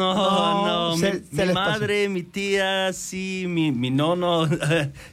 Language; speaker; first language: Spanish; non-native, learner; English